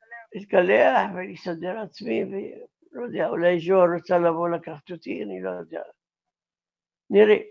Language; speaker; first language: Hebrew; non-native, learner; Arabic